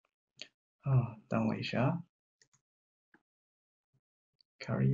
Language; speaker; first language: Chinese; non-native, learner; Japanese